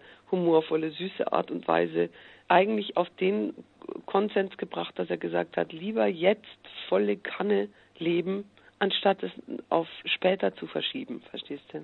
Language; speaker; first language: German; native; German